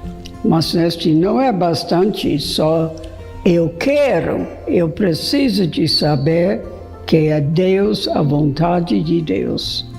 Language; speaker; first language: Portuguese; non-native, fluent; English